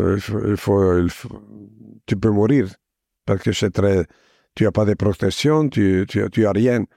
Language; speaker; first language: French; non-native, fluent; Italian